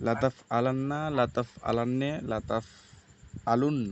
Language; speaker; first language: Arabic; non-native, learner; Bangla